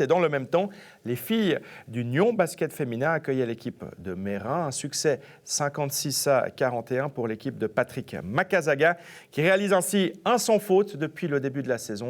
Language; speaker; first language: French; native; French